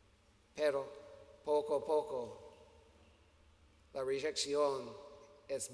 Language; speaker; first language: Spanish; non-native, learner; English